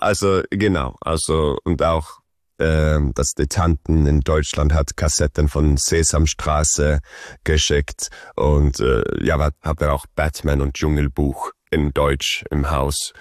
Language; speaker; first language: German; early bilingual, heritage; Swedish